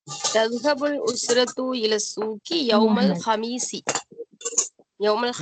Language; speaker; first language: Arabic; non-native, learner; Tamil